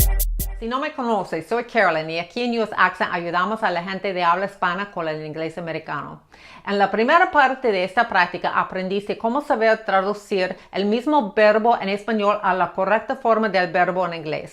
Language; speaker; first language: Spanish; non-native, fluent; English